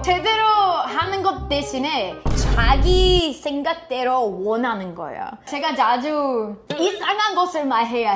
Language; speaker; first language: Korean; non-native, fluent; English